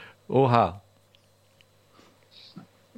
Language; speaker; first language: German; native; German